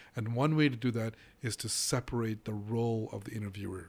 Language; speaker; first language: English; non-native, local second language; Malayalam